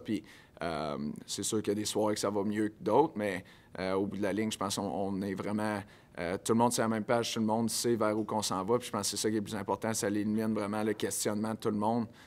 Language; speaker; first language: French; native; French